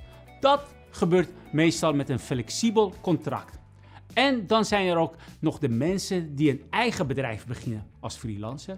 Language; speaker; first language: Dutch; non-native, fluent; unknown